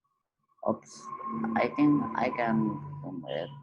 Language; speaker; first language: English; non-native, learner; Indonesian